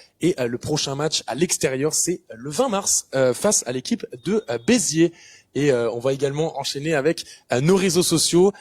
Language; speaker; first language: French; native; French